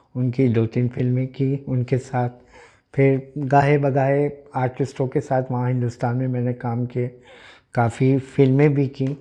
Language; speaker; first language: Urdu; native; Urdu